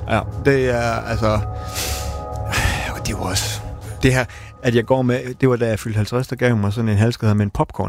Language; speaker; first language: Danish; native; Danish